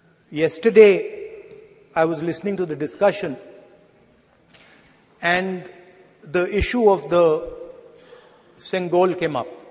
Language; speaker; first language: English; non-native, local second language; Hindi